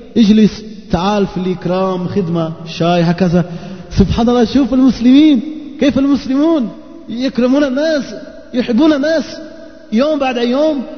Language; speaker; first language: Arabic; non-native, fluent; Portuguese